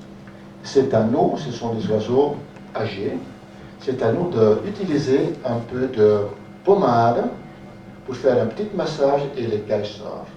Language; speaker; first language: French; non-native, local second language; Dutch